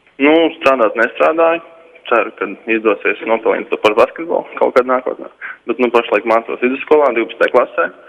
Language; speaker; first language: Latvian; native; Latvian